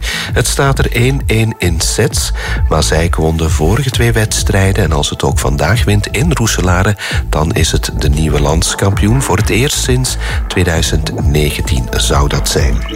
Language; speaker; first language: Dutch; native; Dutch